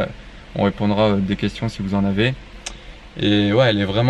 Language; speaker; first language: French; native; French